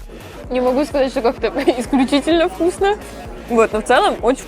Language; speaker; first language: Russian; native; Russian